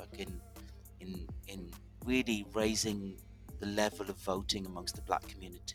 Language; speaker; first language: English; native; English